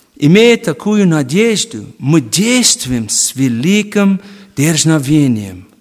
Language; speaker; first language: Russian; non-native, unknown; English